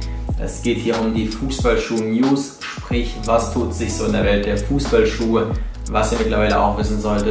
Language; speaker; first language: German; native; German